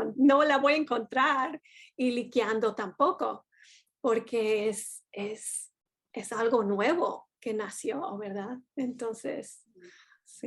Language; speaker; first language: Spanish; non-native, fluent; English